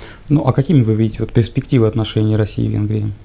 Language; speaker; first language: Russian; native; Russian